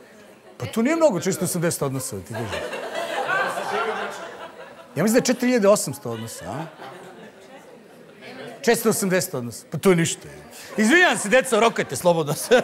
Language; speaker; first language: Serbian; native; Serbian